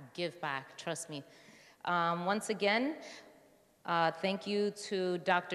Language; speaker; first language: English; early bilingual, other home language; Spanish